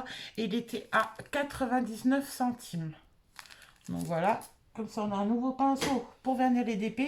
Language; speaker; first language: French; native; French